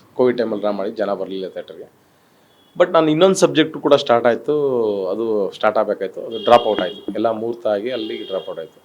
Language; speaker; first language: Kannada; native; Kannada